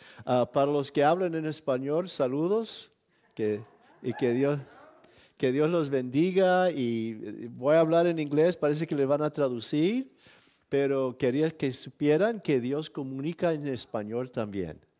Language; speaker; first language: Spanish; early bilingual, other home language; English